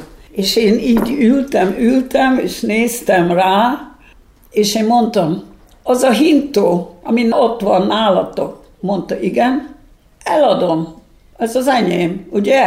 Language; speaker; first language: Hungarian; early bilingual, heritage; Hungarian